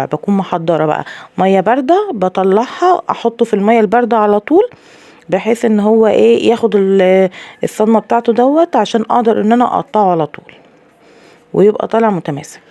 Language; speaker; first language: Arabic; native; Arabic